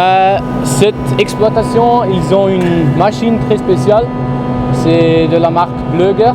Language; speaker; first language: French; non-native, fluent; German